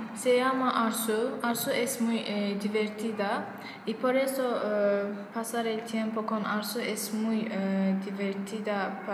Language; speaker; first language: Spanish; non-native, learner; Azerbaijani